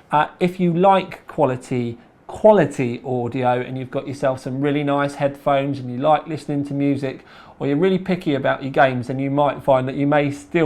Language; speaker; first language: English; native; English